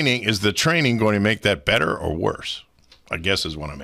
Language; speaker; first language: English; native; English